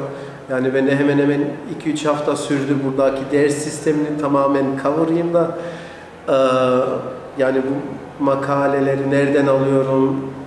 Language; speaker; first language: Turkish; early bilingual, heritage; Turkish